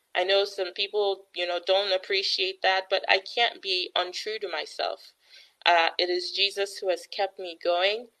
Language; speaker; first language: English; native; English